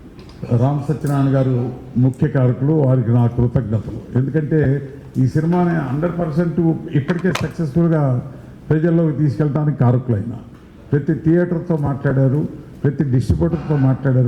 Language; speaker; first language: Telugu; native; Telugu